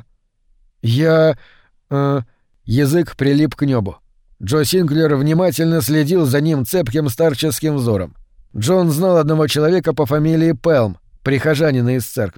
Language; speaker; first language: Russian; native; Russian